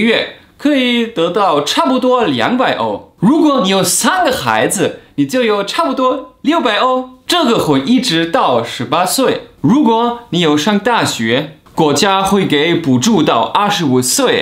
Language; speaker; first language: Chinese; non-native, fluent; German